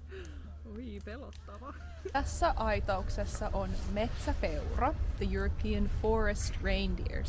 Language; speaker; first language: Finnish; native; Finnish